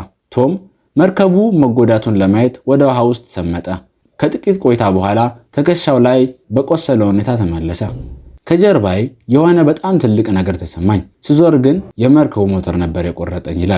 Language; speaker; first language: Amharic; native; Amharic